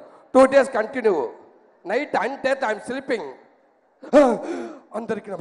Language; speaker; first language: Telugu; non-native, learner; Tamil